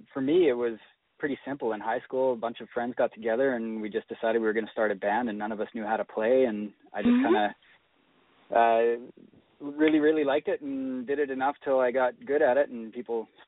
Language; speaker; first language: English; native; English